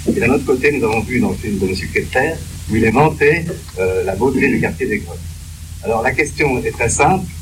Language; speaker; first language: French; native; French